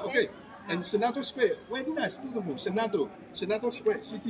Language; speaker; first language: English; non-native, learner; Chinese